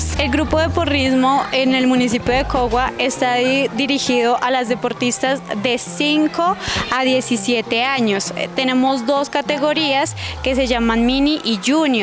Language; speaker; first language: Spanish; native; Spanish